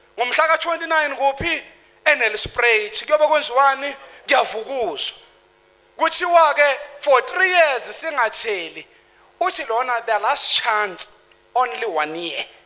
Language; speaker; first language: Zulu; native; Zulu